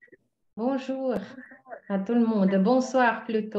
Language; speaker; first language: French; non-native, fluent; Russian